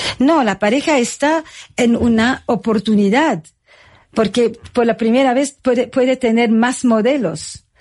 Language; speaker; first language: Spanish; non-native, fluent; French